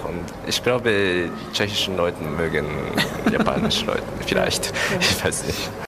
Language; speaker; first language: German; non-native, learner; Japanese